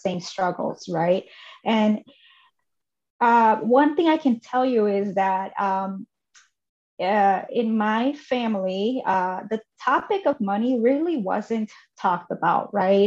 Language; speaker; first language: English; native; English